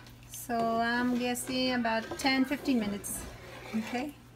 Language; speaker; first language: English; early bilingual, other home language; Spanish